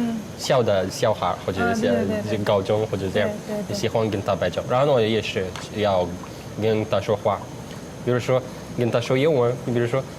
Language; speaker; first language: Chinese; non-native, learner; Arabic